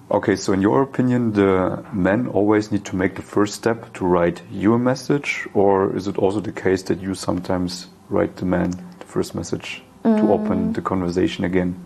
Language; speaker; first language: English; non-native, fluent; German